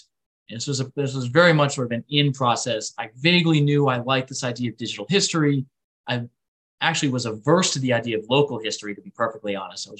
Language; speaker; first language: English; native; English